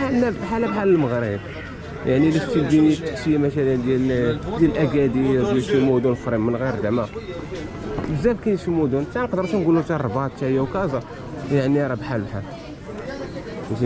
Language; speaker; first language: Arabic; native; Arabic